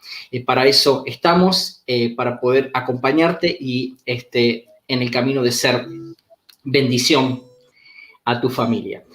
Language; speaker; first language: Spanish; native; Spanish